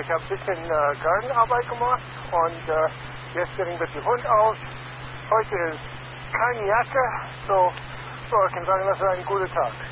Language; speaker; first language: German; non-native, learner; English